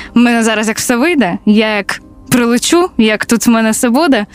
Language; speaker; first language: Ukrainian; native; Ukrainian